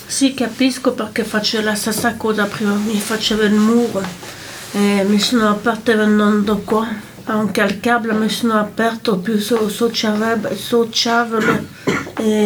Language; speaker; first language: Italian; non-native, local second language; French